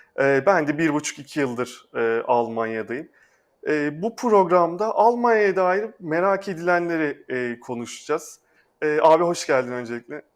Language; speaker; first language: Turkish; native; Turkish